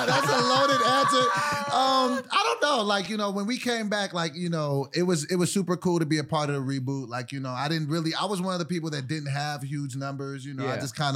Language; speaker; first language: English; native; English